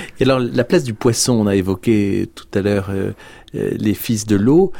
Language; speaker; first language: French; native; French